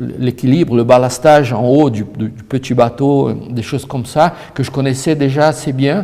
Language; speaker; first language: French; non-native, fluent; Portuguese